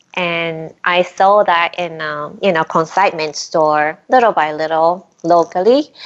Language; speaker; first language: English; non-native, fluent; Japanese